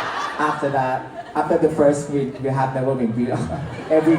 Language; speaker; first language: English; non-native, learner; Thai